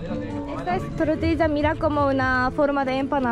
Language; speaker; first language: Spanish; non-native, fluent; Japanese